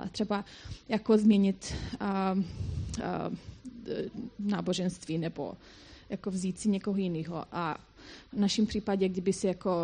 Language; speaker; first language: Czech; non-native, fluent; Croatian